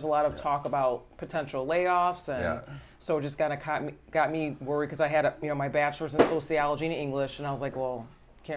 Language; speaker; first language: English; native; English